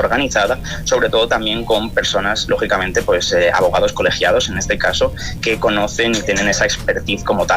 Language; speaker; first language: Spanish; native; Spanish